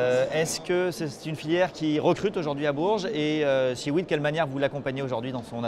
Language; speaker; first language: French; native; French